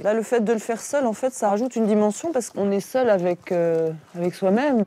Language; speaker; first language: French; native; French